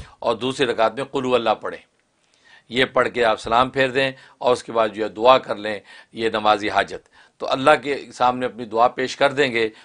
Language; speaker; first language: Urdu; non-native, local second language; Kashmiri